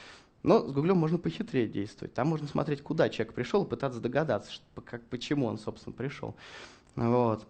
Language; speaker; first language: Russian; native; Russian